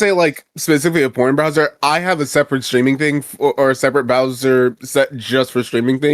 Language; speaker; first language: English; native; English